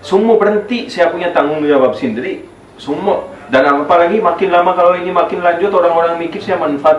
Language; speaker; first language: Indonesian; non-native, fluent; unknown